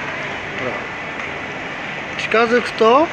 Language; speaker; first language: Japanese; native; Japanese